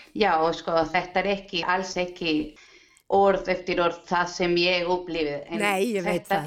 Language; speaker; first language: Icelandic; non-native, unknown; Spanish